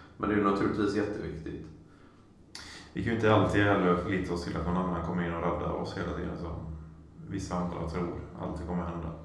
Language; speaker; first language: Swedish; native; Swedish